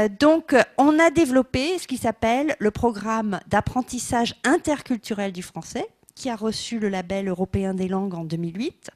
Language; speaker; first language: French; non-native, fluent; English